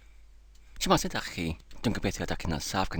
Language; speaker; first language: Welsh; non-native, learner; English